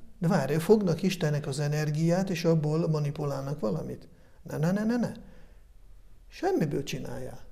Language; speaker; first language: Hungarian; early bilingual, heritage; Hungarian